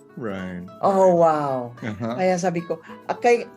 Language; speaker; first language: Filipino; non-native, local second language; Hiligaynon